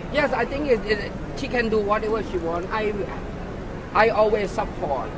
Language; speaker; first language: English; non-native, learner; Thai